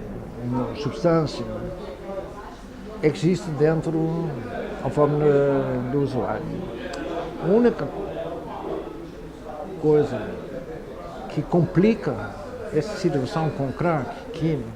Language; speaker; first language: Portuguese; non-native, fluent; Dutch